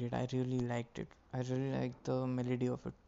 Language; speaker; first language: English; non-native, local second language; Marathi